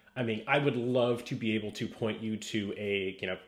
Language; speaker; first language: English; native; English